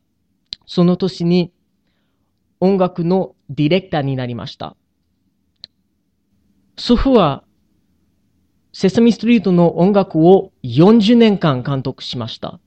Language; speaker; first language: Japanese; non-native, learner; English